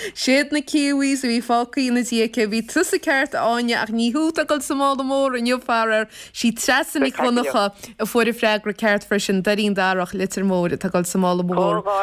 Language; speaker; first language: Irish; native; Irish